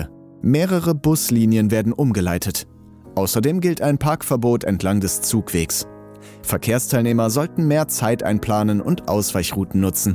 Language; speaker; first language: German; native; German